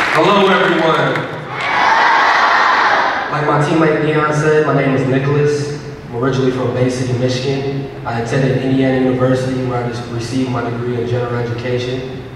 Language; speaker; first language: English; native; English